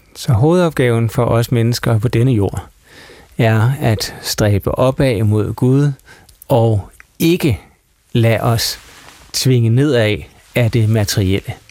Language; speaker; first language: Danish; native; Danish